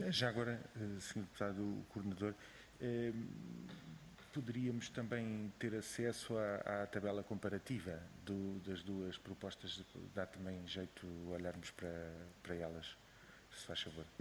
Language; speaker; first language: Portuguese; native; Portuguese